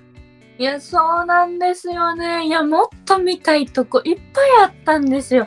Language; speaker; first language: Japanese; native; Japanese